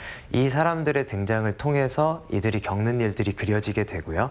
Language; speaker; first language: Korean; native; Korean